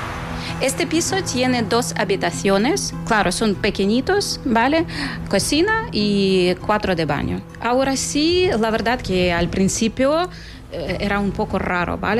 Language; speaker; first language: Spanish; non-native, fluent; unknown